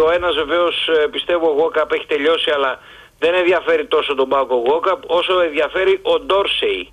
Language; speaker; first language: Greek; native; Greek